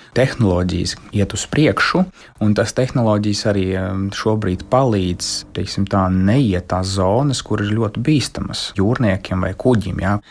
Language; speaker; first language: Latvian; non-native, local second language; Russian